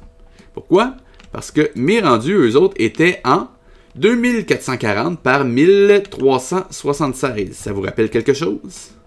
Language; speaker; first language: French; native; French